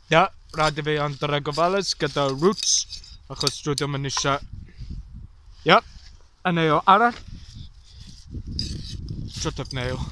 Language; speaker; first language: Welsh; non-native, learner; English